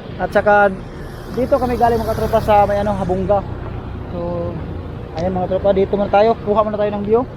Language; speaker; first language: Filipino; non-native, local second language; Surigaonon